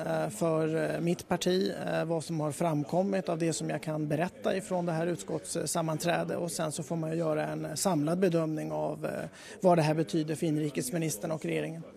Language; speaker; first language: Swedish; native; Swedish